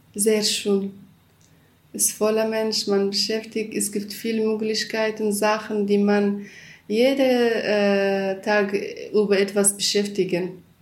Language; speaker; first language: German; non-native, learner; Kurdish